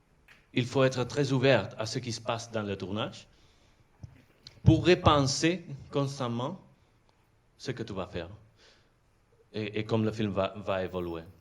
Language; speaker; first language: French; non-native, fluent; Catalan